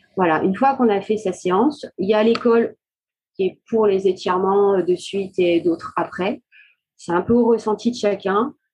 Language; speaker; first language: French; native; French